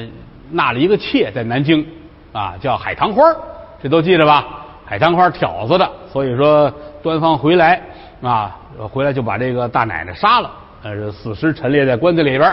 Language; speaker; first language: Chinese; native; Chinese